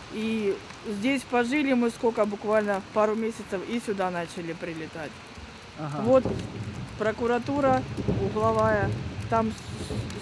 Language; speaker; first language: Russian; native; Russian